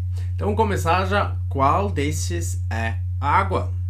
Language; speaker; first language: Portuguese; non-native, fluent; German